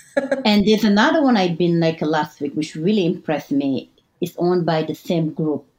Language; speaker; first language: English; non-native, fluent; French